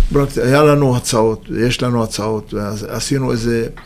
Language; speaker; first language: Hebrew; non-native, local second language; Arabic